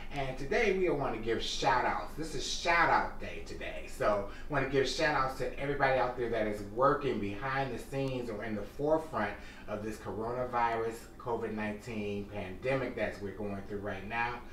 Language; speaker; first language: English; native; English